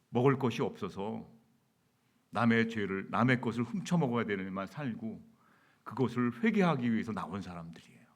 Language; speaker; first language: Korean; native; Korean